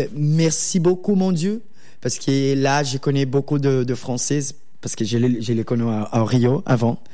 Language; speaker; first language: French; non-native, learner; Portuguese